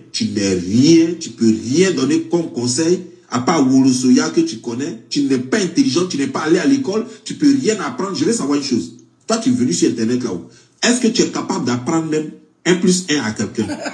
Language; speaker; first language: French; non-native, local second language; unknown